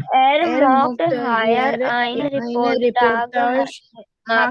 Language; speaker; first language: German; non-native, learner; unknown